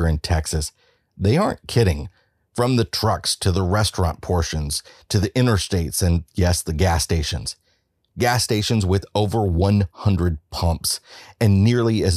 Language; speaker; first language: English; native; English